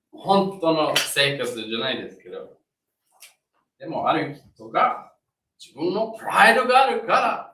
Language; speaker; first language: Japanese; non-native, learner; English